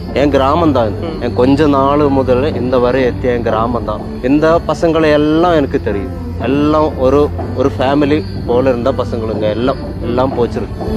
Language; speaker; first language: Tamil; non-native, learner; Malayalam